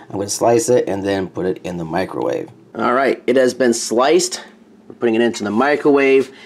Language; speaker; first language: English; native; English